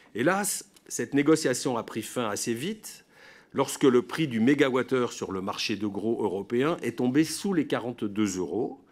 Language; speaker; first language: French; native; French